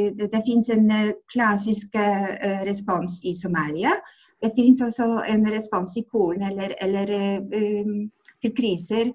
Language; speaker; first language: Norwegian; non-native, fluent; Polish